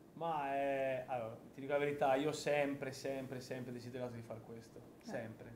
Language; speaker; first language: Italian; native; Italian